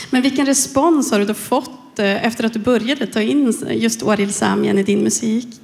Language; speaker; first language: Swedish; native; Swedish